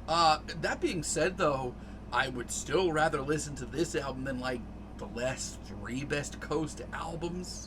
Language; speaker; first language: English; native; English